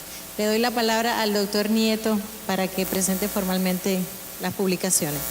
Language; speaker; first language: Spanish; native; Spanish